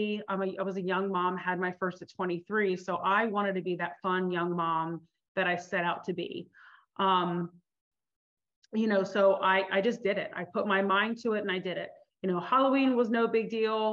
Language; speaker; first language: English; native; English